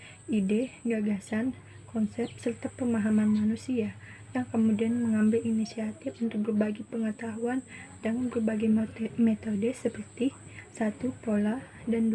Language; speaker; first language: Indonesian; native; Indonesian